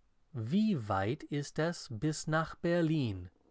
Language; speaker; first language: German; non-native, fluent; English